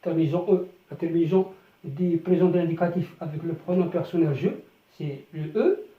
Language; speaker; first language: French; non-native, local second language; Arabic